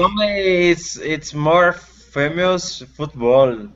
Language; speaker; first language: English; non-native, learner; Portuguese